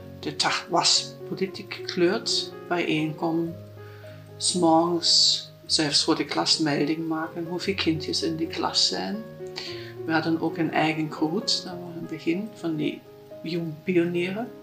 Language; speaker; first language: Dutch; non-native, fluent; German